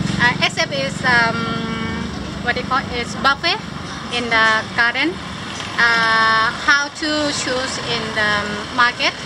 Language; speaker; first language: English; non-native, local second language; Thai